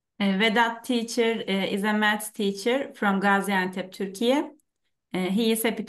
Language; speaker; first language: English; non-native, fluent; Turkish